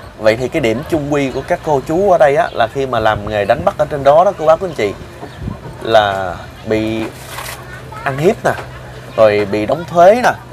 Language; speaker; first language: Vietnamese; native; Vietnamese